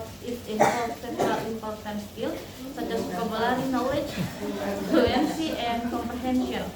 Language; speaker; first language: English; non-native, learner; Indonesian